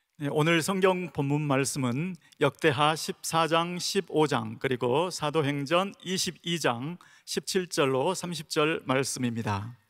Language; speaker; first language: Korean; native; Korean